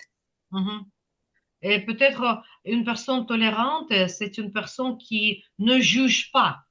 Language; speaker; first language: French; non-native, fluent; Ukrainian